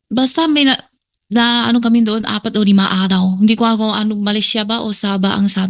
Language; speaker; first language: Filipino; non-native, learner; Chinese